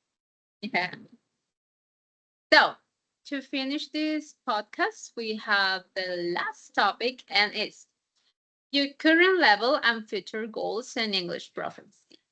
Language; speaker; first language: English; non-native, fluent; Spanish